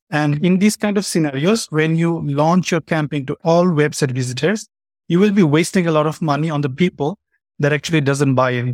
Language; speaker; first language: English; non-native, fluent; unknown